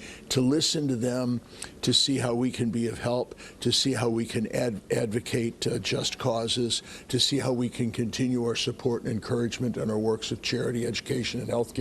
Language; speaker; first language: English; native; English